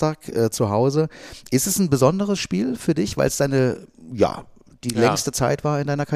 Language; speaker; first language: German; native; German